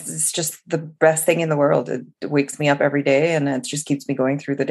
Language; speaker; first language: English; non-native, local second language; Urdu